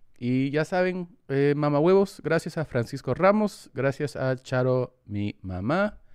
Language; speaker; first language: Spanish; early bilingual, heritage; English